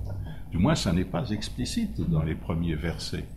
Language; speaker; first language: French; native; French